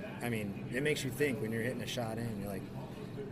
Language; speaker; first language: English; native; English